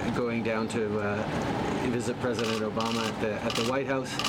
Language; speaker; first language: English; early bilingual, other home language; French